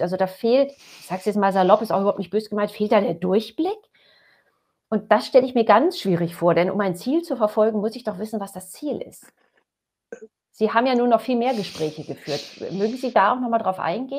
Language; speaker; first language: German; native; German